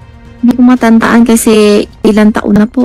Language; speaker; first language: Filipino; non-native, learner; Chinese